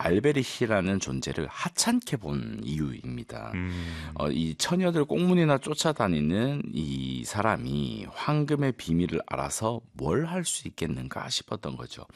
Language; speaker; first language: Korean; native; Korean